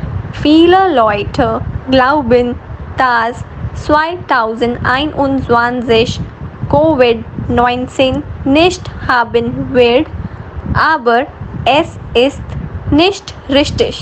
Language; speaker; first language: German; non-native, learner; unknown